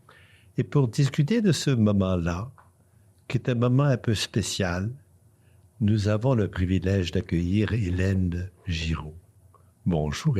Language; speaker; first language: French; native; French